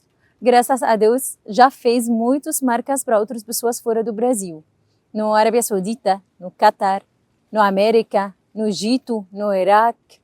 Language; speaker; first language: Portuguese; non-native, learner; Arabic